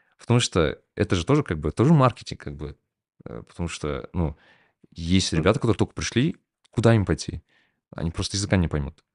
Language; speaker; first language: Russian; non-native, local second language; Kazakh